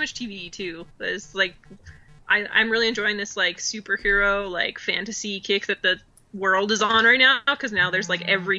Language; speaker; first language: English; native; English